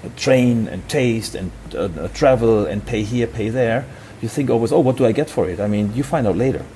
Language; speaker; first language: English; non-native, fluent; German